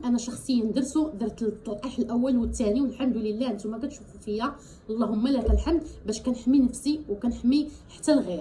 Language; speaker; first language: Arabic; native; Arabic